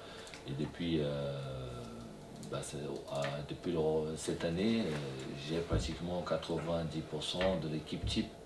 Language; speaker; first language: French; non-native, fluent; Portuguese